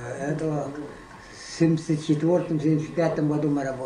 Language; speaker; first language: Russian; non-native, local second language; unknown